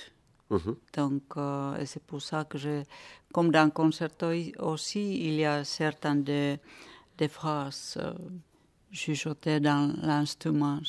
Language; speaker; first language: French; non-native, fluent; Finnish